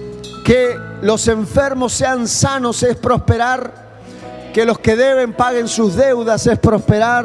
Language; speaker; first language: Spanish; native; Spanish